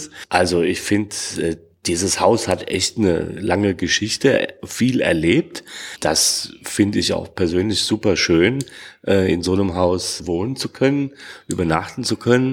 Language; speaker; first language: German; native; German